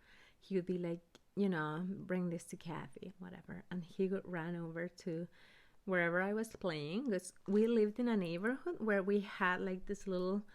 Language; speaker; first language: English; early bilingual, other home language; Spanish